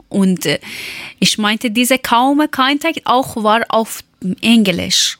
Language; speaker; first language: German; non-native, learner; Persian